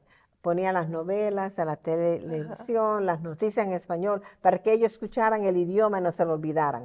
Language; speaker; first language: Spanish; early bilingual, heritage; Spanish